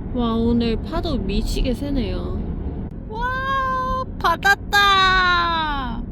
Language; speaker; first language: Korean; non-native, fluent; English